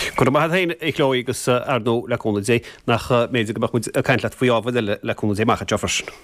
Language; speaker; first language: Irish; native; Irish